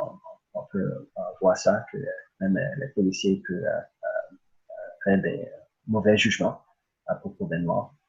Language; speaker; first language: French; early bilingual, other home language; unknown